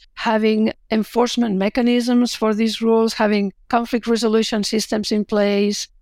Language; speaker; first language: English; non-native, fluent; Catalan